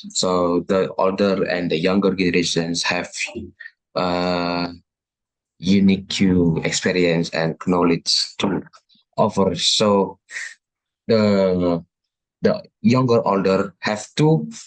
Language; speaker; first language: English; non-native, learner; Indonesian